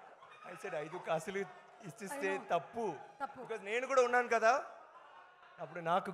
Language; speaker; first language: Telugu; non-native, learner; Tamil